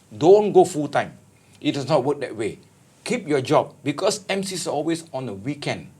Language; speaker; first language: English; non-native, local second language; Malay